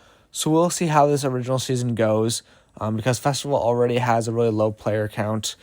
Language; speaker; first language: English; native; English